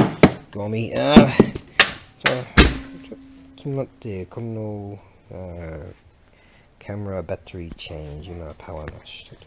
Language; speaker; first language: Japanese; non-native, learner; English